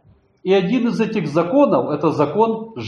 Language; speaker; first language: Polish; non-native, learner; Russian